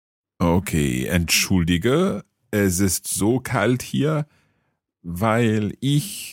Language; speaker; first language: German; non-native, fluent; English